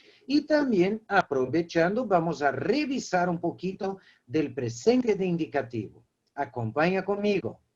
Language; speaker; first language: Spanish; non-native, fluent; Portuguese